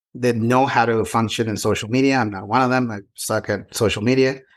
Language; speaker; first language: English; non-native, fluent; Spanish